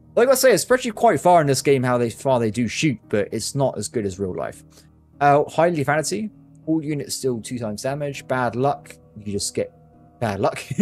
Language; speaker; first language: English; native; English